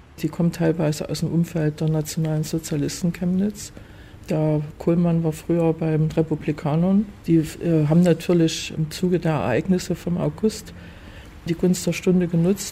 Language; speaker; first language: German; native; German